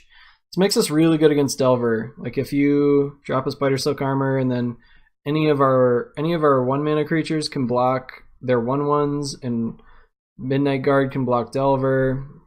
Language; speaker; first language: English; native; English